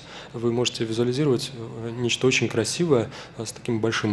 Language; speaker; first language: Russian; native; Russian